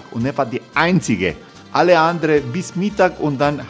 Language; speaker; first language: German; non-native, learner; Croatian